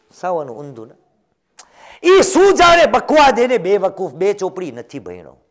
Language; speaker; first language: Gujarati; early bilingual, heritage; Gujarati